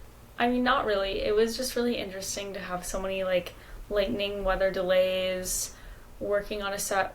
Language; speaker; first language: English; native; English